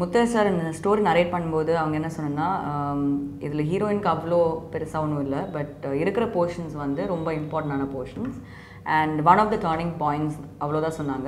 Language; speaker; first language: Tamil; non-native, fluent; Malayalam